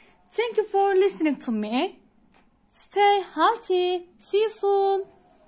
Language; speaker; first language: English; non-native, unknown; Turkish